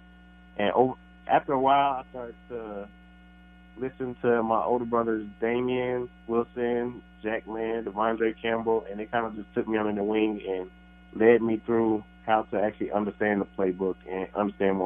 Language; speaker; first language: English; native; English